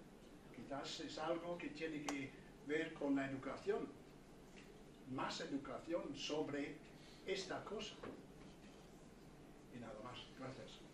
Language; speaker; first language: Spanish; non-native, fluent; English